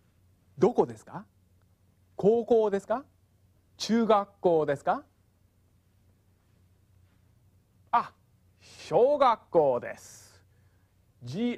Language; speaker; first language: Japanese; non-native, fluent; English